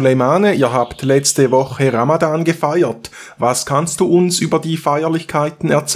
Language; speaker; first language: German; native; German